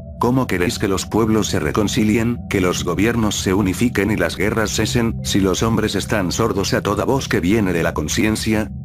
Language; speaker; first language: Spanish; native; Spanish